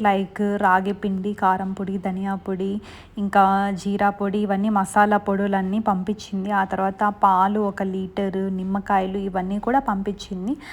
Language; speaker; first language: Telugu; non-native, local second language; Lambadi